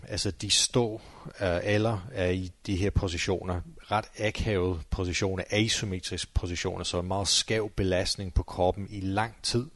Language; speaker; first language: Danish; non-native, fluent; English